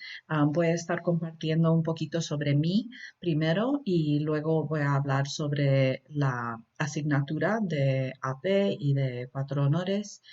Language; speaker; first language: Spanish; early bilingual, heritage; Spanish